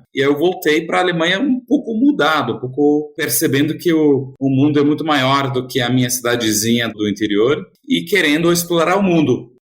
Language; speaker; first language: Portuguese; non-native, fluent; German